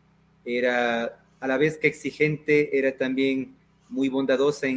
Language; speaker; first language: Spanish; native; Spanish